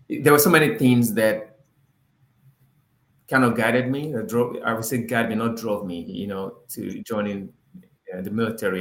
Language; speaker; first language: English; non-native, local second language; Yoruba